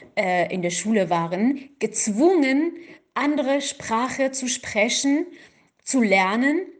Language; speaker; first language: German; non-native, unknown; Kurdish